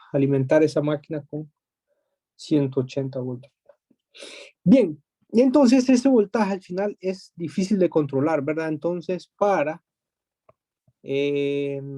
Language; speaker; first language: Spanish; native; Spanish